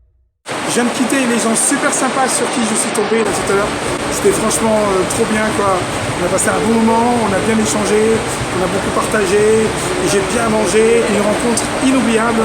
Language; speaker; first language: French; native; French